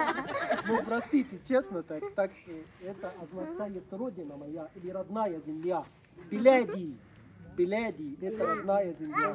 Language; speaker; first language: Russian; non-native, fluent; Arabic